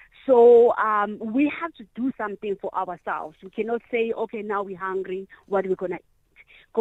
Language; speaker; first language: English; non-native, local second language; Zulu